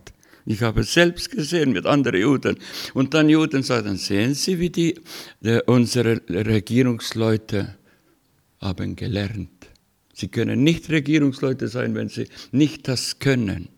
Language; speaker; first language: German; non-native, learner; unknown